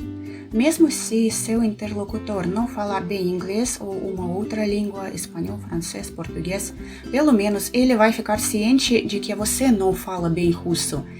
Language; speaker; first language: Portuguese; non-native, fluent; Russian